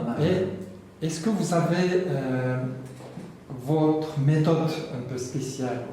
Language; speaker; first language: French; non-native, learner; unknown